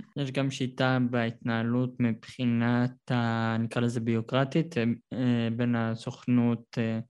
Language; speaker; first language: Hebrew; non-native, fluent; Spanish